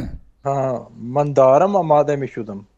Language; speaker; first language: Persian; non-native, learner; Urdu